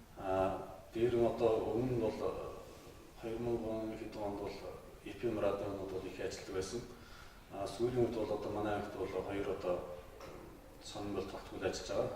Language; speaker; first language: Mongolian; non-native, local second language; Kazakh